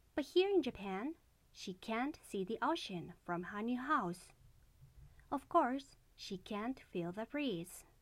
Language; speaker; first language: English; non-native, learner; Japanese